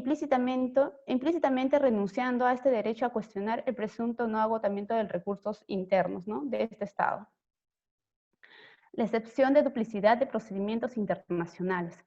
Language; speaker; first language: Spanish; native; Spanish